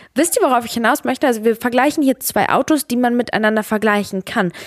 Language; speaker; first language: German; early bilingual, other home language; Serbian